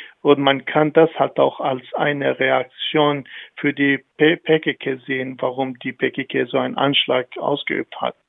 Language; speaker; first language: German; non-native, fluent; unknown